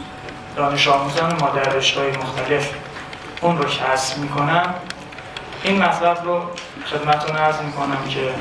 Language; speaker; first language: Persian; native; Persian